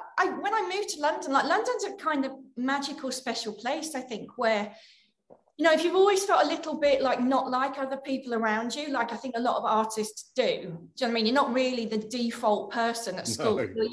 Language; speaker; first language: English; native; English